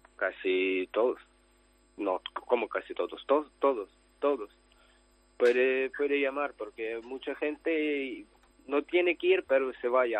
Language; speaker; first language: Spanish; non-native, learner; Ukrainian